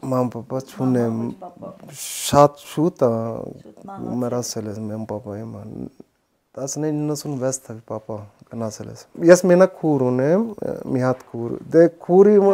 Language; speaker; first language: Armenian; non-native, learner; Hindi